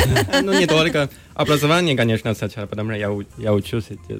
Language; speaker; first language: Russian; non-native, learner; Chinese